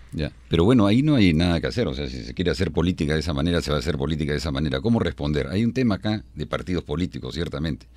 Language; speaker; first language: Spanish; native; Spanish